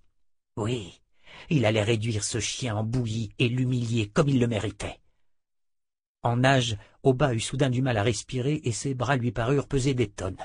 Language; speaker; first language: French; native; French